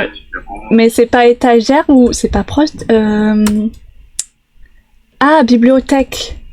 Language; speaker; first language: French; native; French